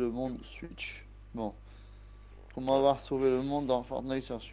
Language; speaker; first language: French; native; French